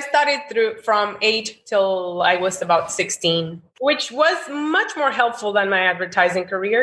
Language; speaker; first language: English; non-native, fluent; Spanish